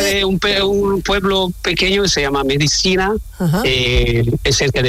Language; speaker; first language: Spanish; non-native, learner; Italian